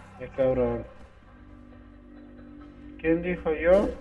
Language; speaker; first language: Spanish; native; Spanish